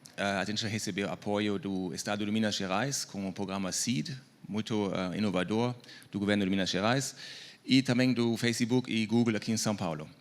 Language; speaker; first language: Portuguese; non-native, fluent; German